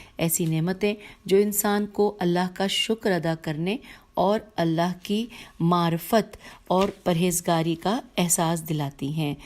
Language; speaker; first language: Urdu; native; Urdu